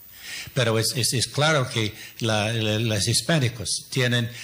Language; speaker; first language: Spanish; non-native, fluent; English